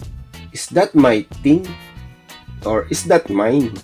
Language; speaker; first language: English; non-native, local second language; Filipino